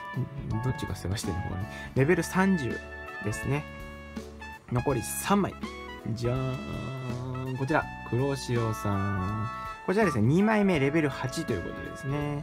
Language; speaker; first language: Japanese; native; Japanese